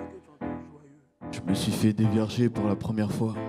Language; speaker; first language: French; non-native, local second language; Kinyarwanda